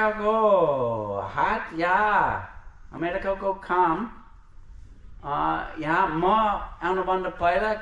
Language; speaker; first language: Nepali; non-native, fluent; English